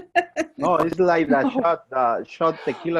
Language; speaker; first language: English; non-native, learner; Spanish